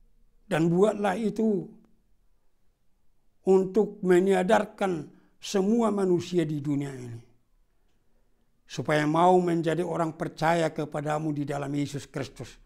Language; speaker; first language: Indonesian; non-native, local second language; Batak Toba